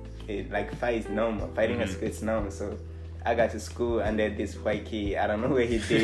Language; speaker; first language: English; early bilingual, other home language; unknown